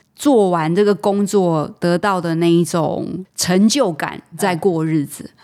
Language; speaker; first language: Chinese; native; Chinese